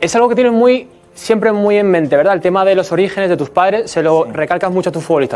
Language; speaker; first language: Spanish; native; Spanish